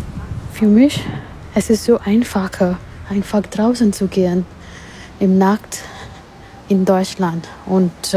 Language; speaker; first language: German; non-native, learner; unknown